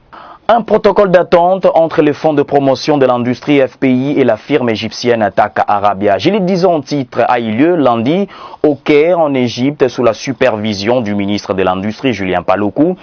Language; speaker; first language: French; native; French